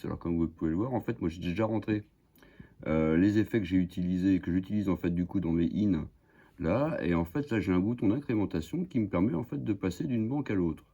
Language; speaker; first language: French; native; French